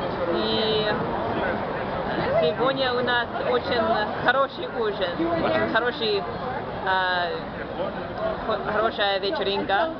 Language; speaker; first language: Russian; non-native, fluent; English